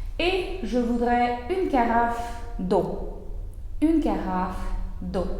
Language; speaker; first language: French; non-native, fluent; Ukrainian